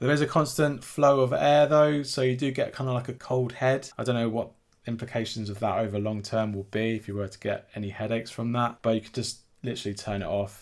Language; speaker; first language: English; native; English